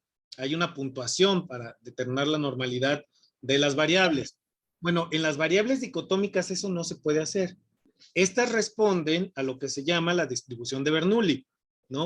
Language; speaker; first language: Spanish; native; Spanish